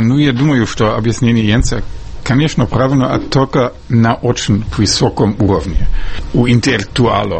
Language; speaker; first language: Russian; non-native, fluent; German